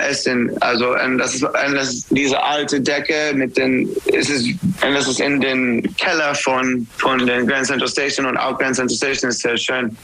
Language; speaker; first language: German; non-native, fluent; English